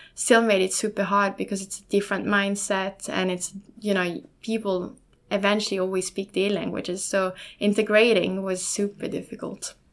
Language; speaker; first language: English; non-native, fluent; German